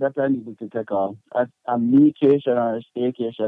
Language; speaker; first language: English; non-native, local second language; Jamaican Creole English